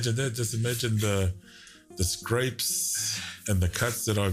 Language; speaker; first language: English; native; English